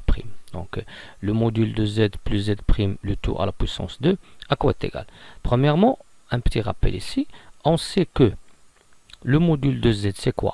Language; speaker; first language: French; non-native, local second language; Arabic